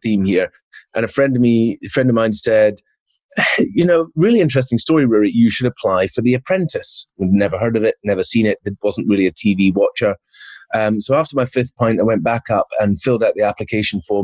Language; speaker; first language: English; native; English